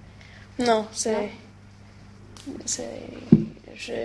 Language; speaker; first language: French; non-native, learner; Swedish